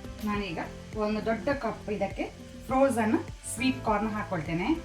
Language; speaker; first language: Kannada; native; Kannada